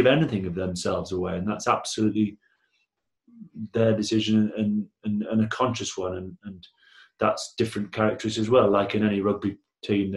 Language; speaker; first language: English; native; English